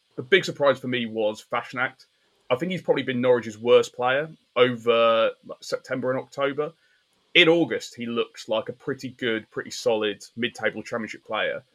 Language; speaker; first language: English; native; English